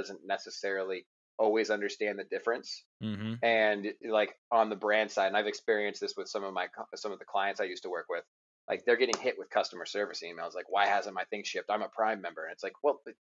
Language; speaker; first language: English; native; English